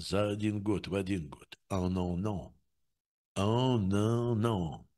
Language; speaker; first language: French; non-native, fluent; Russian